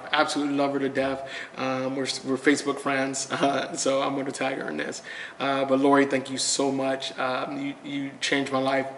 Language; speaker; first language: English; native; English